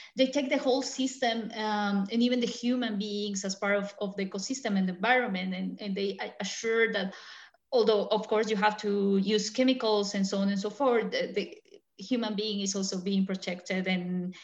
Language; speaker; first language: English; non-native, fluent; Spanish